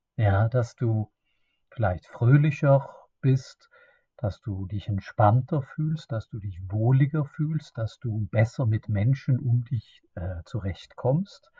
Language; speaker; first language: German; non-native, fluent; Swedish